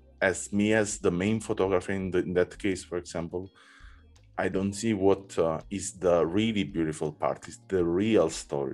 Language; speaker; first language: English; non-native, learner; Italian